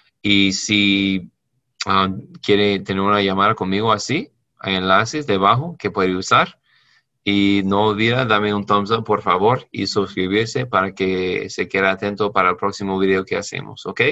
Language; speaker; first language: Spanish; non-native, learner; English